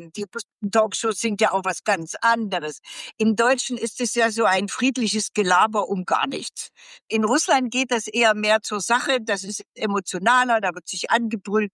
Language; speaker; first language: German; native; German